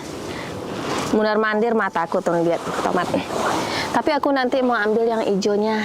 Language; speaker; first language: Indonesian; native; Indonesian